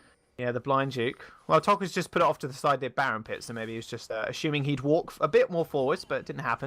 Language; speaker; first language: English; native; English